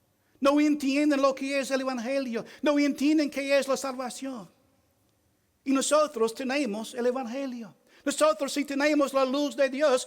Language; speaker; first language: Spanish; non-native, fluent; English